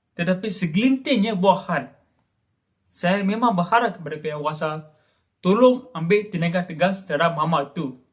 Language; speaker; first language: Malay; non-native, local second language; Tamil